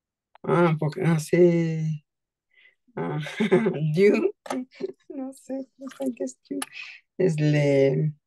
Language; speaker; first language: French; non-native, learner; Spanish